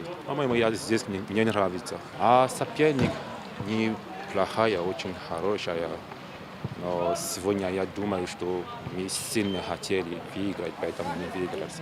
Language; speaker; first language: Russian; non-native, learner; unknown